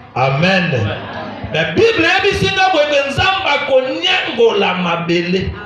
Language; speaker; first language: Lingala; native; Lingala